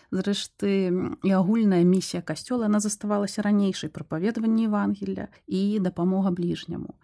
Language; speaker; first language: Belarusian; non-native, local second language; Russian